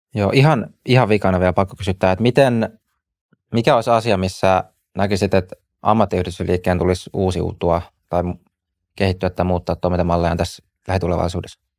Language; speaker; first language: Finnish; native; Finnish